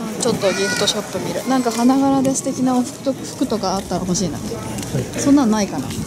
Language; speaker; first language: Japanese; native; Japanese